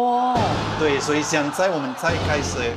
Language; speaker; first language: Chinese; non-native, fluent; Spanish